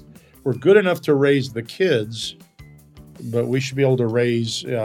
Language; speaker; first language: English; native; English